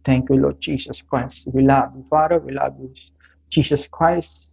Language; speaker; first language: English; non-native, local second language; Filipino